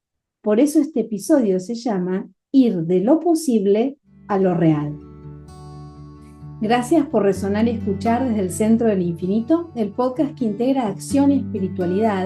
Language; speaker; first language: Spanish; native; Spanish